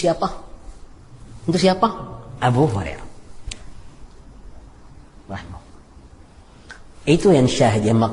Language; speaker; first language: Indonesian; non-native, fluent; Arabic